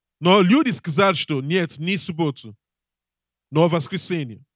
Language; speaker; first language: Russian; non-native, learner; English